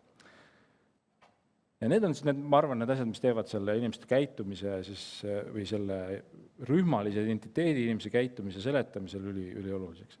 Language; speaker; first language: Estonian; native; Estonian